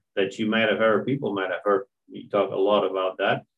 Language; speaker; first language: English; non-native, fluent; Spanish